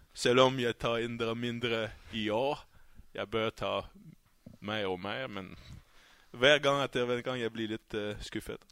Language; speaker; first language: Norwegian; non-native, fluent; French